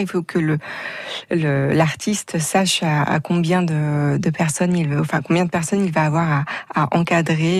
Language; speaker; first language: French; native; French